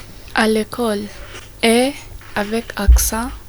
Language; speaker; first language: French; non-native, learner; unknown